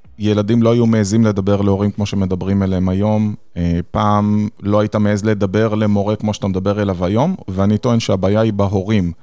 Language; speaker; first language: Hebrew; native; Hebrew